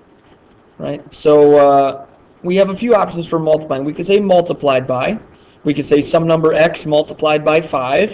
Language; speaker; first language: English; native; English